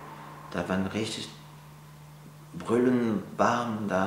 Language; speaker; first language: German; non-native, fluent; French